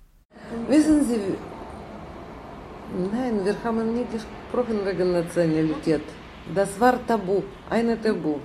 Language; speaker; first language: German; non-native, learner; Russian